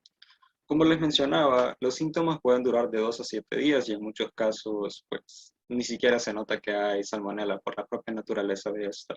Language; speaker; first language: Spanish; native; Spanish